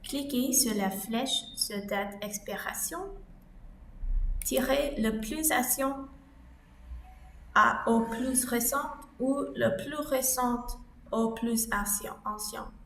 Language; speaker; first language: French; non-native, learner; English